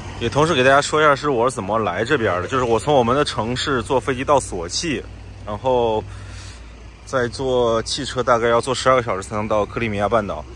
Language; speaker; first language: Chinese; native; Chinese